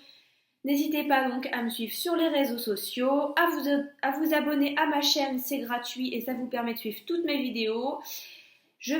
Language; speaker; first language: French; native; French